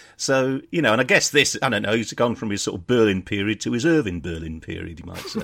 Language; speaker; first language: English; native; English